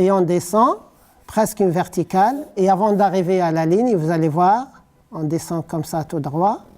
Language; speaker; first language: French; non-native, local second language; Arabic